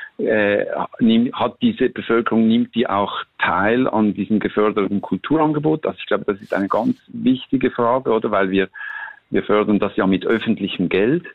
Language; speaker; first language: German; native; German